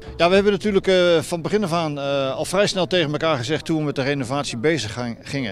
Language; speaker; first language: Dutch; native; Dutch